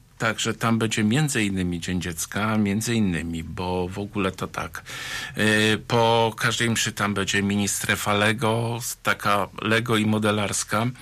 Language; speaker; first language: Polish; native; Polish